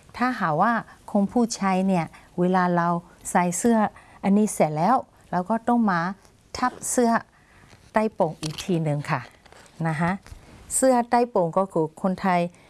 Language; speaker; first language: Thai; non-native, fluent; Burmese